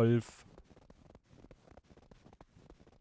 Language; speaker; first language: German; native; German